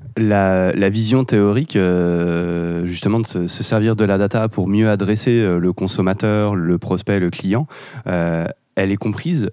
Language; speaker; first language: French; native; French